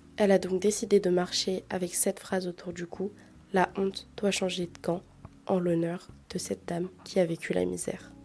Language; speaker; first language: French; native; French